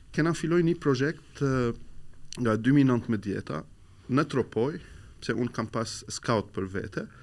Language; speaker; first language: Albanian; non-native, learner; Arabic